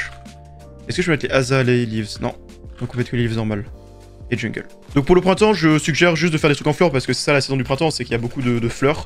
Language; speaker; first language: French; native; French